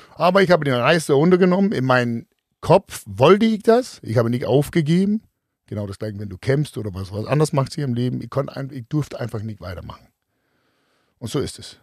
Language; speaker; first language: German; non-native, fluent; Danish